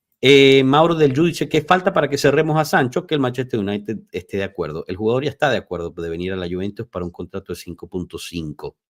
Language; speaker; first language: Spanish; native; Spanish